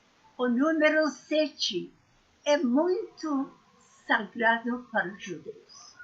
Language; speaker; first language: Portuguese; non-native, fluent; Persian